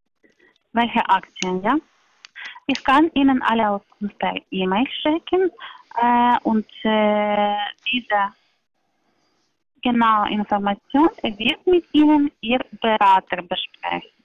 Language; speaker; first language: German; non-native, learner; Polish